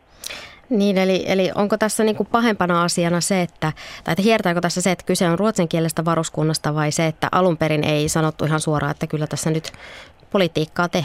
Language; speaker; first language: Finnish; native; Finnish